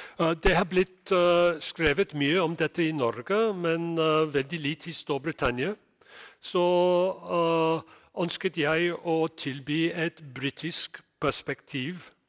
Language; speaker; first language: Norwegian; non-native, fluent; English